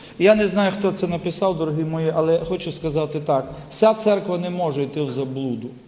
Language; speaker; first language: Ukrainian; native; Ukrainian